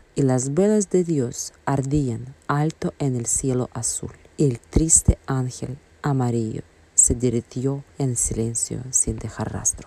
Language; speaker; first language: Spanish; non-native, fluent; Russian